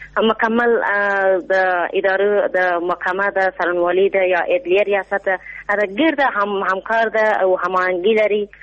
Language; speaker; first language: Pashto; non-native, local second language; Persian